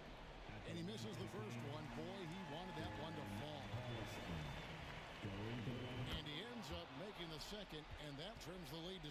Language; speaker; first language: English; native; English